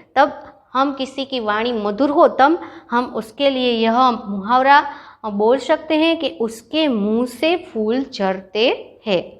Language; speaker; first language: Hindi; non-native, local second language; Gujarati